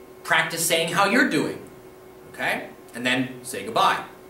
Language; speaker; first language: English; native; English